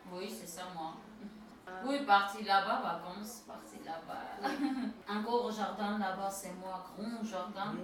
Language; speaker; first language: French; non-native, learner; Armenian